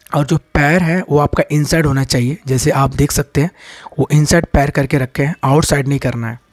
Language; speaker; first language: Hindi; non-native, local second language; Bangla